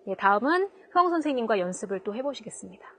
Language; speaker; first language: Korean; native; Korean